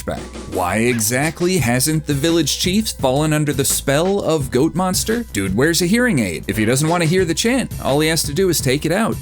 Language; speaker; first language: English; native; English